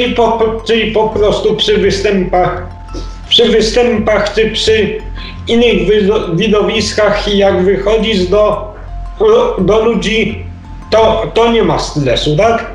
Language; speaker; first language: Polish; native; Polish